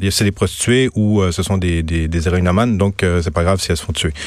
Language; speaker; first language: French; native; French